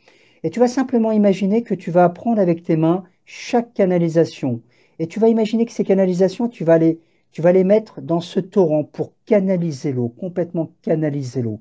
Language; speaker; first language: French; native; French